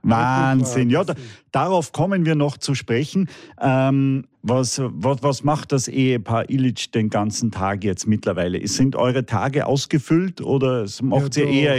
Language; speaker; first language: German; native; German